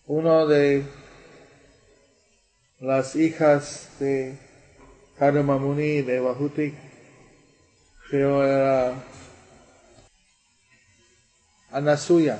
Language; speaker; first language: Spanish; non-native, learner; English